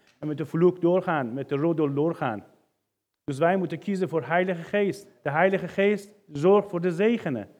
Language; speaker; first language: Dutch; non-native, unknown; Persian